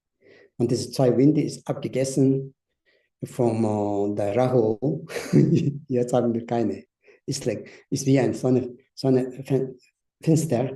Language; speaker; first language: German; non-native, learner; Tibetan